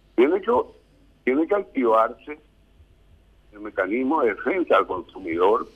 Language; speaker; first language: Spanish; native; Spanish